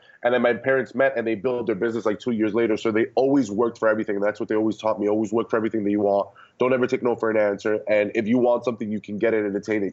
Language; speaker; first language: English; early bilingual, other home language; Spanish